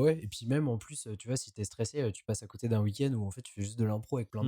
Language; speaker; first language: French; native; French